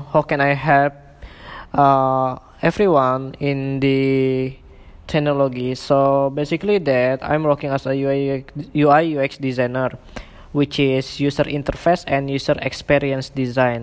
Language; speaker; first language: English; non-native, learner; Indonesian